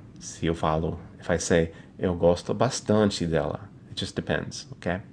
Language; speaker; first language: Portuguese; non-native, fluent; English